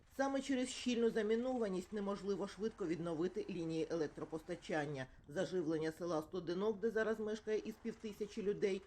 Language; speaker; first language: Ukrainian; native; Ukrainian